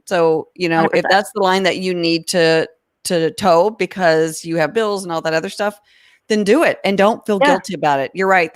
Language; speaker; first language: English; native; English